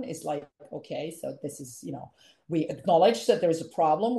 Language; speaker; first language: English; non-native, fluent; Finnish